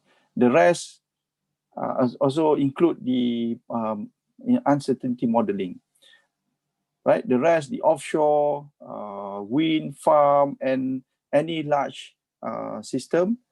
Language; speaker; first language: English; non-native, local second language; Malay